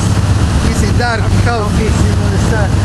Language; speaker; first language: English; non-native, learner; Croatian